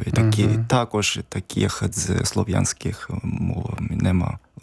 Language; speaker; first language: Ukrainian; non-native, fluent; Japanese